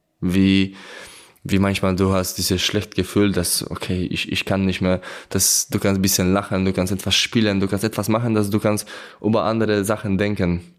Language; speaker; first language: German; non-native, learner; Polish